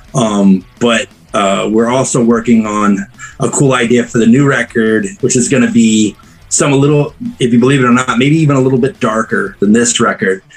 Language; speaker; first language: English; native; English